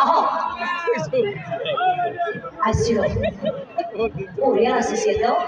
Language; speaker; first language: Bangla; non-native, local second language; Assamese